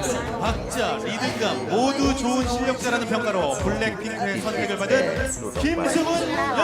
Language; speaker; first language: Korean; native; Korean